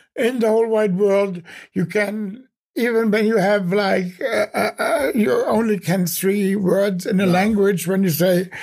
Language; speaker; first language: English; non-native, fluent; German